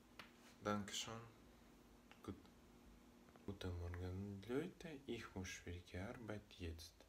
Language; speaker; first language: German; non-native, learner; Russian